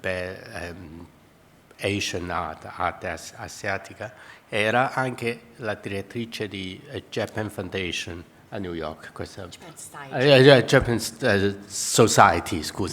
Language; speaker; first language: Italian; non-native, fluent; Chinese